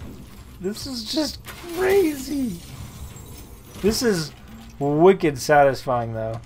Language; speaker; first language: English; native; English